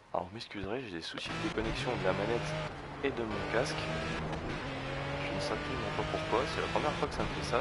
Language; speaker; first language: French; native; French